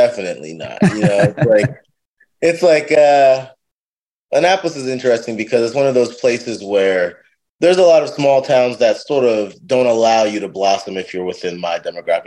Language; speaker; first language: English; native; English